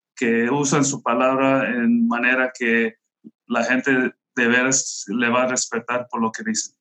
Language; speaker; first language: Spanish; non-native, local second language; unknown